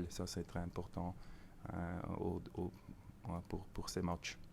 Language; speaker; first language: French; non-native, local second language; German